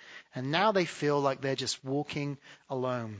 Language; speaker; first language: English; native; English